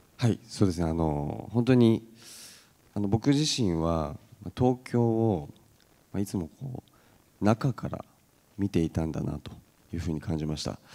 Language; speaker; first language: Japanese; native; Japanese